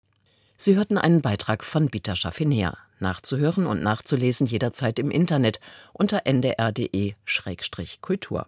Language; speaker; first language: German; native; German